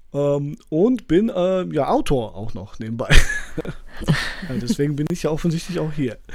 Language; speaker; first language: German; early bilingual, other home language; Polish